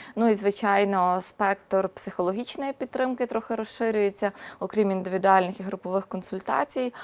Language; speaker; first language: Ukrainian; native; Ukrainian